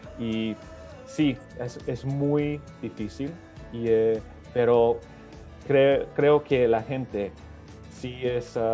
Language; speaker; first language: Spanish; early bilingual, other home language; Serbian